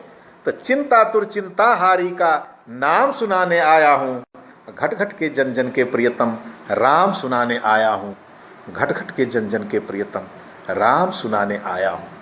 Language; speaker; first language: Hindi; native; Hindi